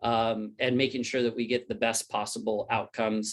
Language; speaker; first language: English; native; English